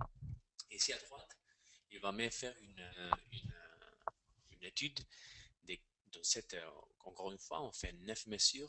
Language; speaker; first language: French; non-native, fluent; Spanish